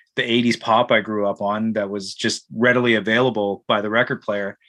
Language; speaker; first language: English; native; English